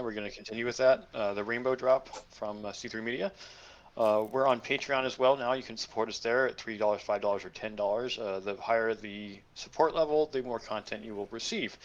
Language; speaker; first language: English; native; English